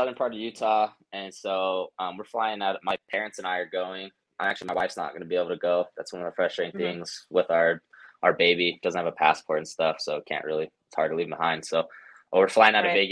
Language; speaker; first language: English; native; English